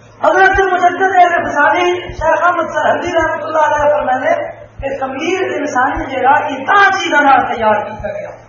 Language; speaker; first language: Urdu; non-native, local second language; Punjabi